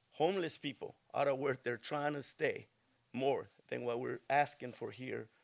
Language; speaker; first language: English; early bilingual, other home language; Spanish